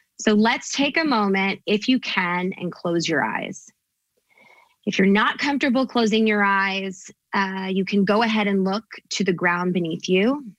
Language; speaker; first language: English; native; English